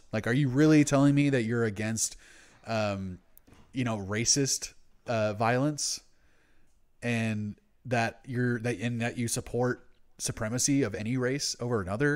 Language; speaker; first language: English; native; English